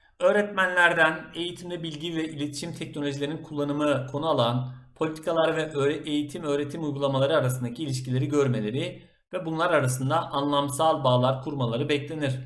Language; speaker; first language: Turkish; native; Turkish